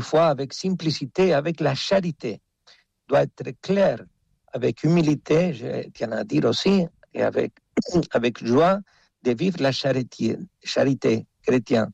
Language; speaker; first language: French; non-native, fluent; Spanish